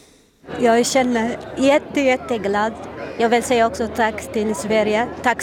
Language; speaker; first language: Swedish; non-native, learner; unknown